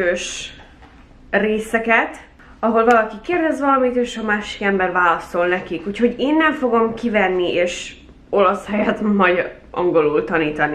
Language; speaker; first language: Hungarian; early bilingual, heritage; Hungarian